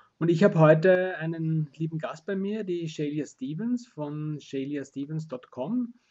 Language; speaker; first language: German; native; German